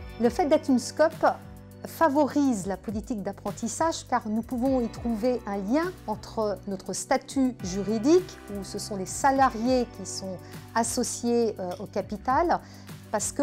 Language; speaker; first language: French; native; French